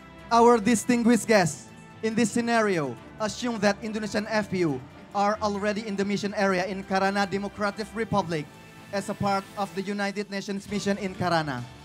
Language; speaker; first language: English; non-native, fluent; Indonesian